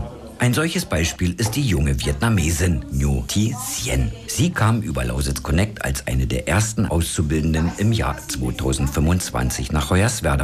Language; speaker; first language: German; native; German